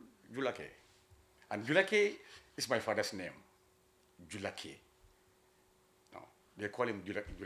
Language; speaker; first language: English; non-native, local second language; Mandingo